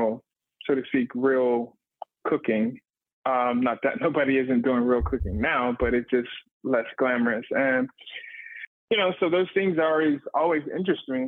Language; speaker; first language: English; native; English